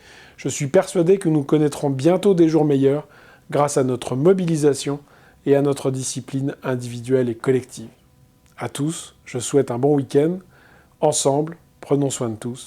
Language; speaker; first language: French; native; French